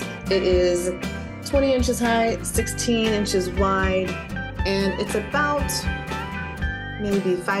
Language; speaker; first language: English; native; English